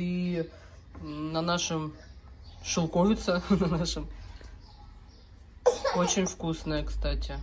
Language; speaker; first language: Russian; native; Russian